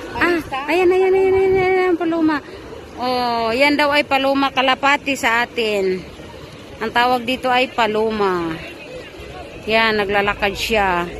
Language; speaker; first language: Filipino; non-native, local second language; Cebuano